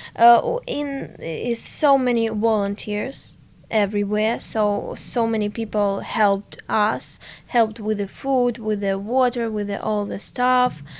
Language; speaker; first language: English; non-native, fluent; Ukrainian